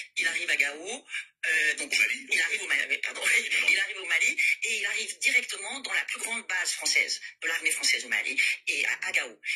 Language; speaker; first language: French; native; French